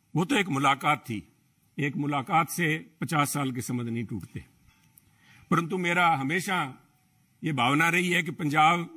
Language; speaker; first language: Hindi; native; Hindi